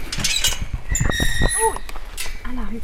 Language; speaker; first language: Finnish; native; Finnish